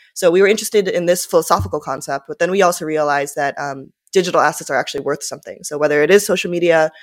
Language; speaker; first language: English; early bilingual, other home language; Japanese